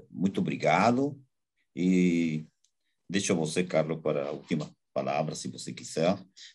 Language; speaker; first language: Portuguese; non-native, learner; Spanish